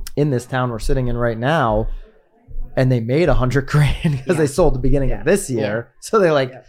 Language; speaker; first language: English; native; English